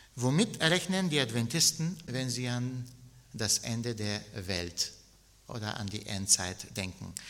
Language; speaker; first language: German; non-native, fluent; Bulgarian